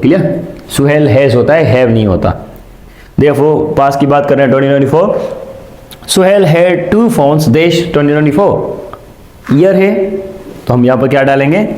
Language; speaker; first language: Urdu; non-native, local second language; Sindhi